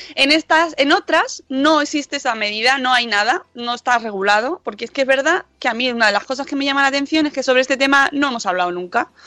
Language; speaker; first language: Spanish; native; Spanish